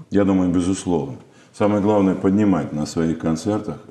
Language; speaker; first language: Russian; native; Russian